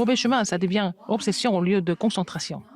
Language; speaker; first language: French; non-native, fluent; Korean